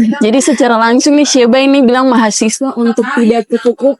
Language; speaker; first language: Indonesian; native; Indonesian